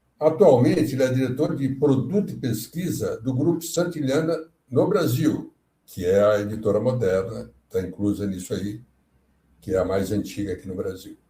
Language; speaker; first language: Portuguese; native; Portuguese